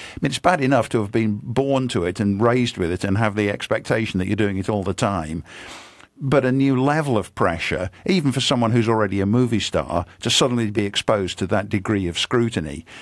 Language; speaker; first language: English; native; English